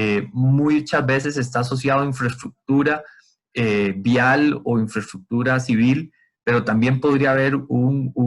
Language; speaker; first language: Spanish; native; Spanish